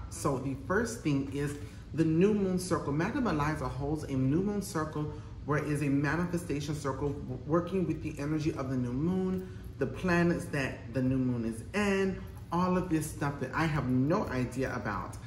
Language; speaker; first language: English; native; English